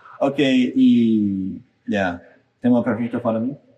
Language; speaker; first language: Portuguese; non-native, fluent; English